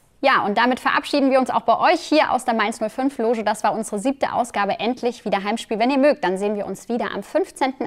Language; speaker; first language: German; native; German